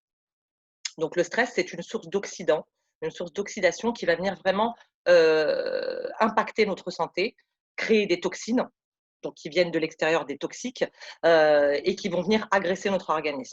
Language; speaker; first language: French; native; French